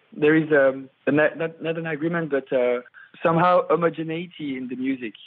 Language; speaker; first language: English; non-native, fluent; French